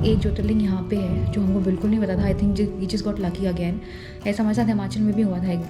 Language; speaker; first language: Hindi; native; Hindi